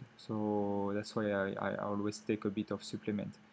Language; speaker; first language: English; non-native, fluent; French